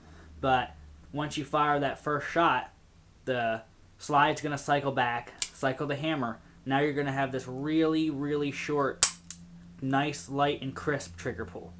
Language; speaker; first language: English; native; English